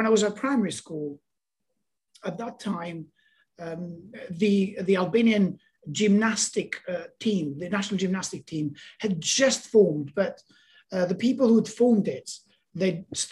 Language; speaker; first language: English; non-native, fluent; Albanian